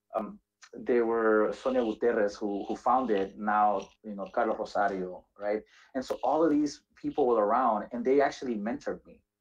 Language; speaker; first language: English; native; English